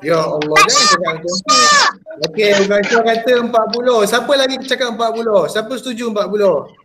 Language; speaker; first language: Malay; native; Malay